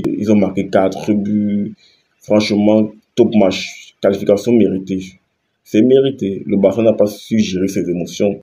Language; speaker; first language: French; native; French